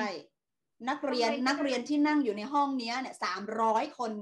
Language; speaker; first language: Thai; native; Thai